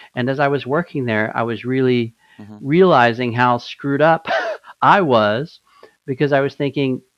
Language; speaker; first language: English; native; English